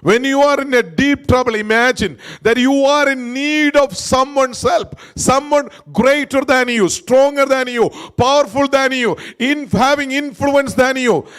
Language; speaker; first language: English; non-native, local second language; Malayalam